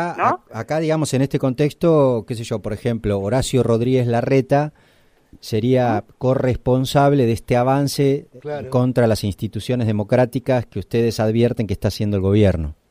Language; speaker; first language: Spanish; native; Spanish